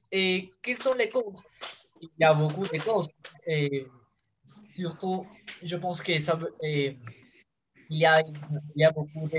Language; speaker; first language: French; non-native, fluent; Spanish